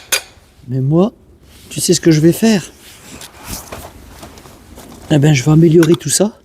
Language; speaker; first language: French; native; French